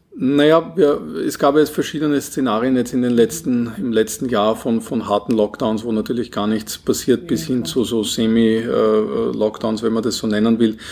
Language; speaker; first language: German; native; German